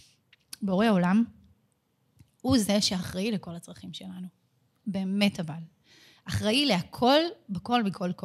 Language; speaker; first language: Hebrew; native; Hebrew